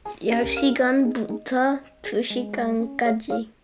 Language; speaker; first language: Korean; early bilingual, heritage; English